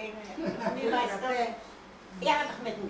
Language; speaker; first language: Hebrew; non-native, fluent; Hungarian